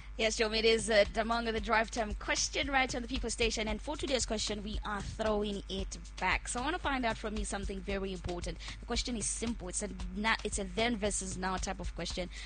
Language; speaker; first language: English; non-native, local second language; Bemba